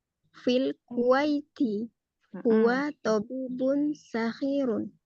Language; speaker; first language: Arabic; non-native, learner; Indonesian